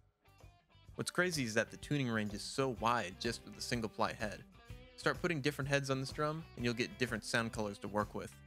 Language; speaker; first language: English; native; English